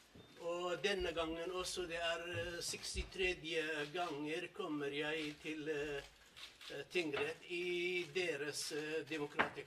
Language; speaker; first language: Norwegian; non-native, learner; Kurdish